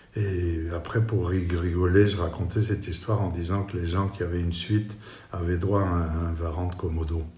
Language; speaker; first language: French; non-native, fluent; Spanish